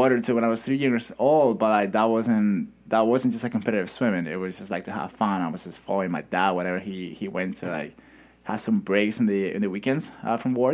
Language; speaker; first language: English; non-native, fluent; Spanish